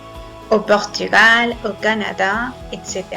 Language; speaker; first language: French; non-native, fluent; Spanish